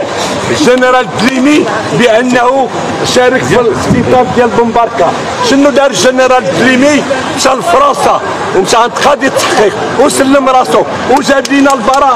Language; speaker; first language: Arabic; native; Arabic